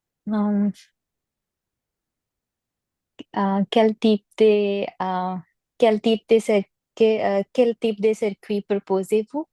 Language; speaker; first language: French; non-native, learner; Punjabi